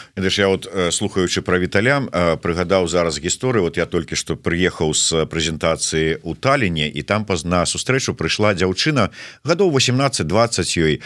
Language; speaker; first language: Belarusian; non-native, local second language; Russian